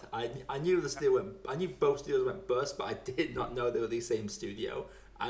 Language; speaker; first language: English; native; English